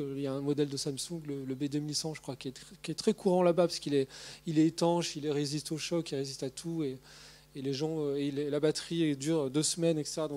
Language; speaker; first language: French; native; French